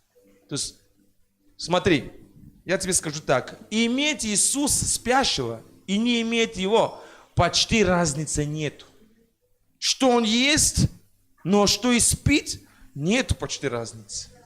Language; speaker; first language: Russian; non-native, fluent; French